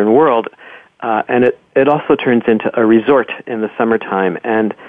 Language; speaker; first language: English; native; English